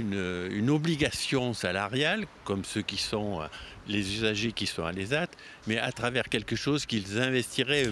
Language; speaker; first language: French; native; French